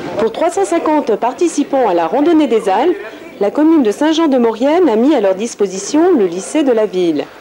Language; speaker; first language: French; native; French